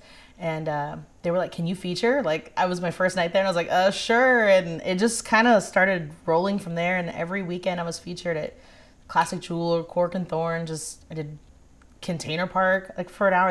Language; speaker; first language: English; native; English